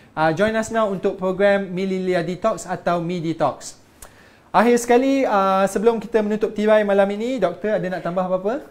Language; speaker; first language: Malay; native; Malay